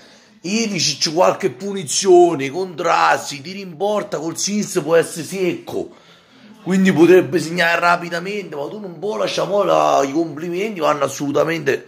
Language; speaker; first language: Italian; native; Italian